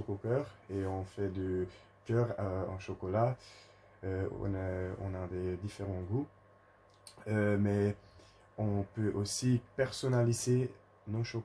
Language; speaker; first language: French; non-native, learner; Dutch